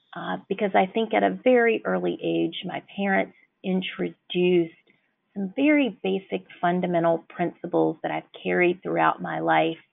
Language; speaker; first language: English; native; English